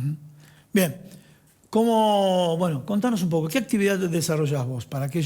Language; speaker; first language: Spanish; native; Spanish